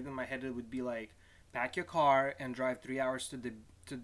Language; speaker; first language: English; non-native, fluent; Lithuanian